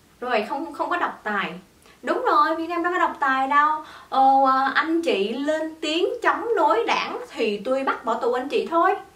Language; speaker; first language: Vietnamese; early bilingual, heritage; Vietnamese